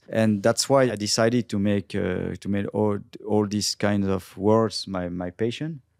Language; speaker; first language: English; non-native, fluent; French